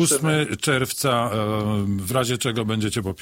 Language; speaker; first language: Polish; native; Polish